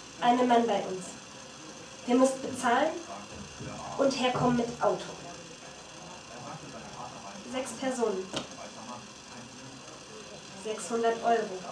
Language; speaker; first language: German; non-native, learner; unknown